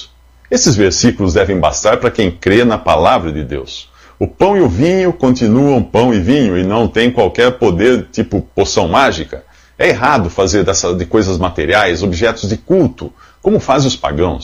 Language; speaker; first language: Portuguese; native; Portuguese